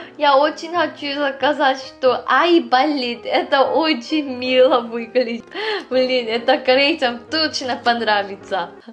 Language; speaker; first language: Russian; non-native, fluent; Korean